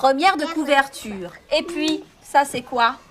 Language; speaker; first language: French; native; French